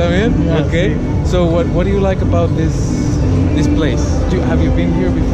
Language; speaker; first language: English; non-native, local second language; Spanish